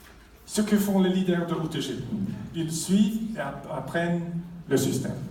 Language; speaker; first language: French; non-native, fluent; Swedish